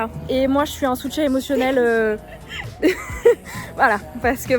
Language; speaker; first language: French; native; French